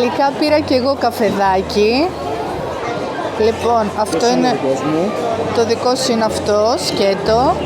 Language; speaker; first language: Greek; native; Greek